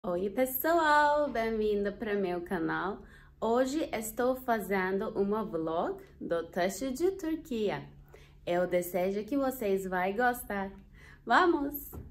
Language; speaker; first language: Portuguese; non-native, learner; Turkish